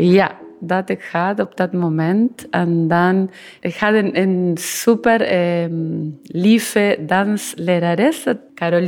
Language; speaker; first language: Dutch; non-native, learner; Spanish